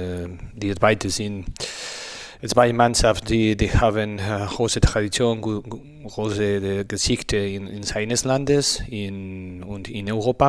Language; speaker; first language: German; non-native, learner; Spanish